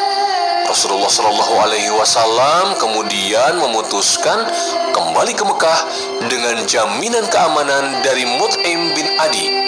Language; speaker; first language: Indonesian; native; Indonesian